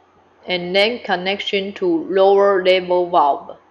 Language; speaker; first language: English; non-native, fluent; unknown